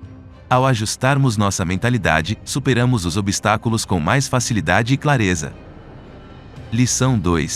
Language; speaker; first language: Portuguese; native; Portuguese